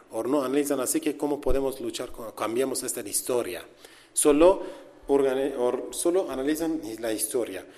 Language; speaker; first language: Spanish; non-native, learner; Kurdish